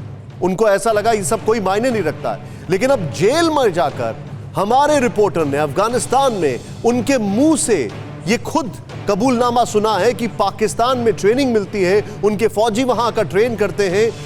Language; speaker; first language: Hindi; native; Hindi